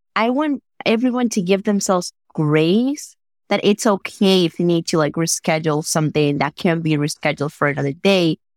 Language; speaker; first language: English; non-native, fluent; Spanish